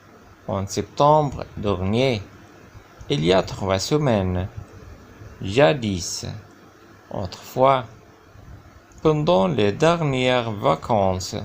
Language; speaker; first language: French; non-native, fluent; Arabic